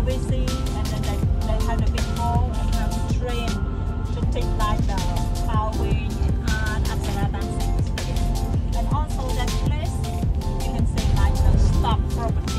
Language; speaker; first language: English; non-native, learner; Khmer